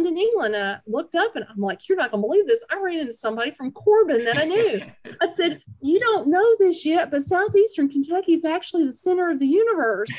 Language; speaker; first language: English; native; English